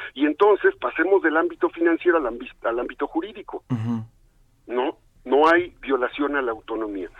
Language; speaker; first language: Spanish; native; Spanish